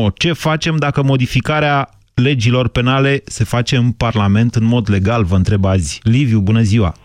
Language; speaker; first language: Romanian; native; Romanian